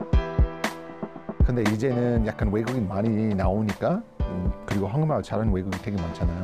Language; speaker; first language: Korean; non-native, fluent; English